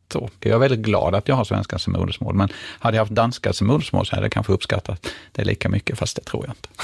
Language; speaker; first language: Swedish; native; Swedish